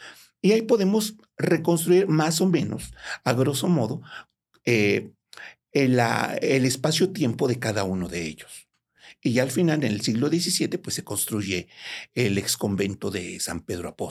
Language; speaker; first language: Spanish; native; Spanish